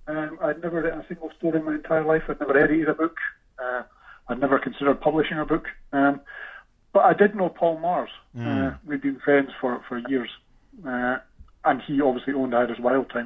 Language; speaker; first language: English; native; English